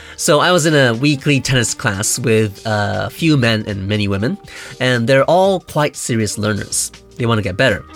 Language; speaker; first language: English; non-native, fluent; Japanese